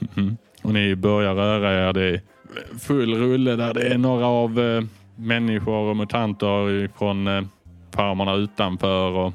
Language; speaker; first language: Swedish; native; Swedish